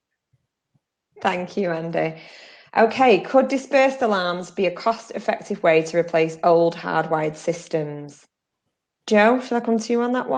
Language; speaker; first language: English; native; English